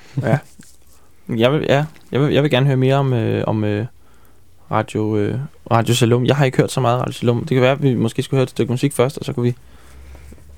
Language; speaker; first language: Danish; native; Danish